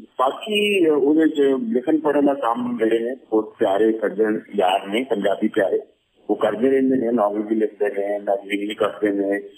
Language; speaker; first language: Punjabi; native; Punjabi